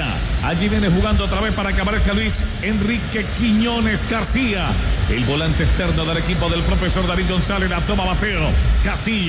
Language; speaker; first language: Spanish; native; Spanish